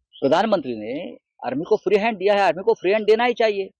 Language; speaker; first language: Hindi; non-native, local second language; Marathi